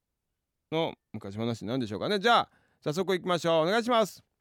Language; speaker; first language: Japanese; native; Japanese